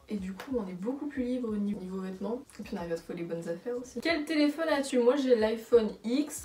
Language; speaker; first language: French; native; French